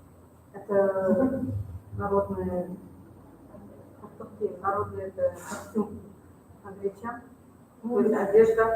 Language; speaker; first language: Russian; non-native, local second language; Kazakh